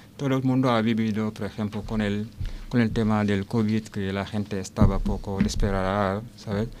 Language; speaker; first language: Spanish; non-native, learner; Wolof